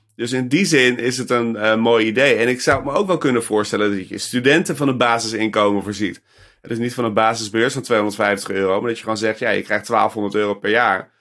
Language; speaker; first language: Dutch; native; Dutch